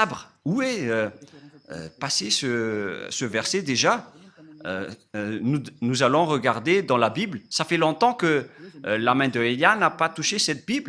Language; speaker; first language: French; non-native, local second language; Malagasy